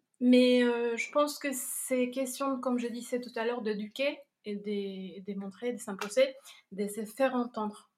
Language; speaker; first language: French; non-native, fluent; Spanish